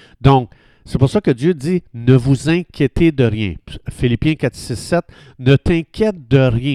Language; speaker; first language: French; native; French